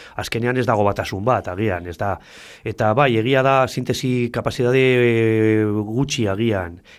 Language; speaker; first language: Basque; non-native, local second language; Spanish